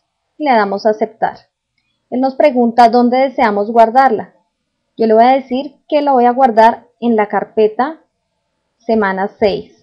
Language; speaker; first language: Spanish; native; Spanish